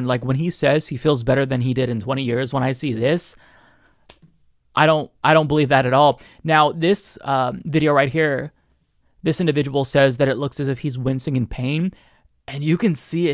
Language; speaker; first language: English; native; English